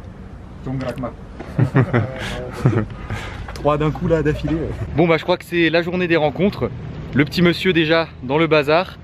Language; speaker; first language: French; native; French